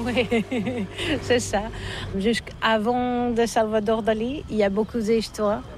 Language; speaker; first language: French; non-native, fluent; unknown